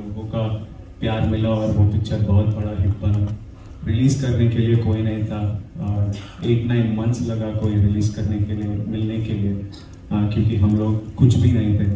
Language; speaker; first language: Hindi; non-native, local second language; Telugu